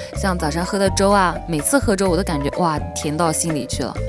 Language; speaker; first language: Chinese; native; Chinese